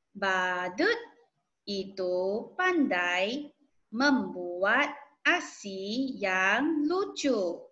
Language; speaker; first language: Malay; non-native, local second language; Chinese